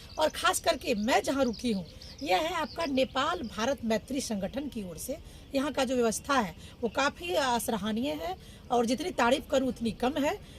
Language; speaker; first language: Hindi; native; Hindi